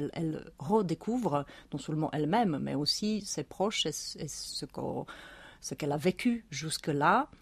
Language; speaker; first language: French; non-native, fluent; Czech